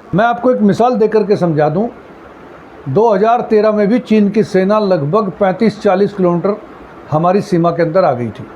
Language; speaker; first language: Hindi; native; Hindi